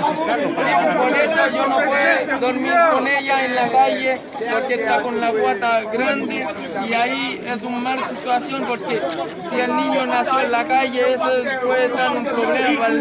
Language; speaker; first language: Spanish; non-native, learner; Haitian Creole